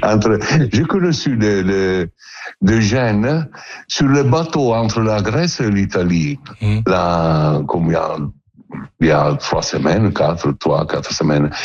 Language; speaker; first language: French; non-native, learner; Italian